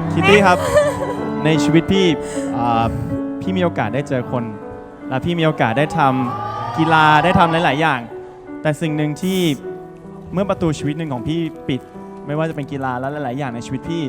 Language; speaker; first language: Thai; non-native, fluent; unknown